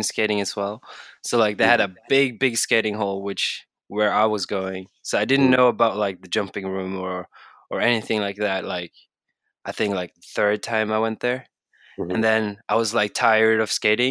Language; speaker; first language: English; non-native, fluent; Norwegian